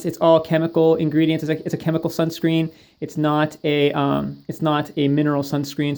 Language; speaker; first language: English; native; English